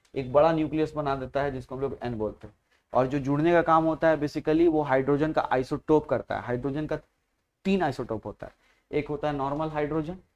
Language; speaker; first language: Hindi; native; Hindi